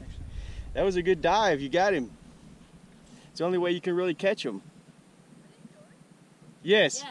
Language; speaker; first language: English; native; English